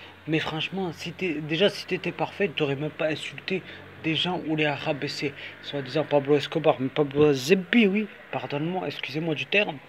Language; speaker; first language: French; native; French